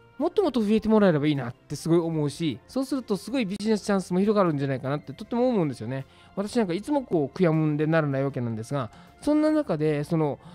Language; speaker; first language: Japanese; native; Japanese